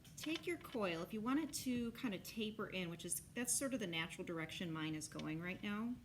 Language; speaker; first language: English; native; English